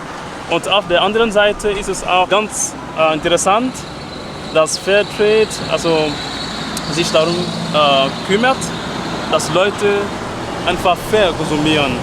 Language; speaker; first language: German; non-native, fluent; French